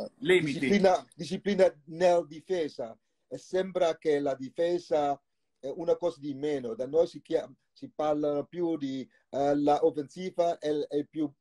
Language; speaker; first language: Italian; non-native, fluent; Dutch